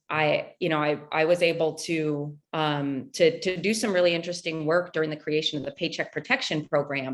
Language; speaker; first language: English; native; English